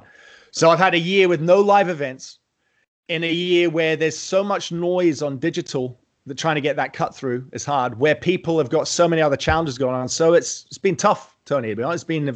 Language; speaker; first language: English; native; English